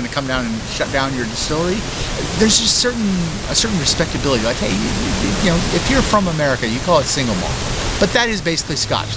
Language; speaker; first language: English; native; English